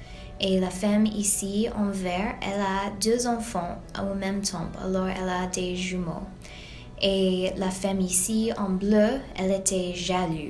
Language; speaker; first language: French; non-native, learner; English